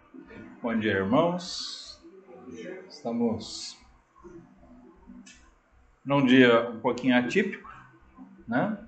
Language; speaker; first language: Portuguese; native; Portuguese